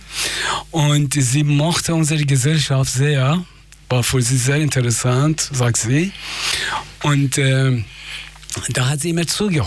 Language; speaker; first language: German; non-native, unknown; Persian